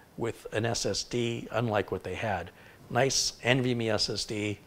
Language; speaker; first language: English; native; English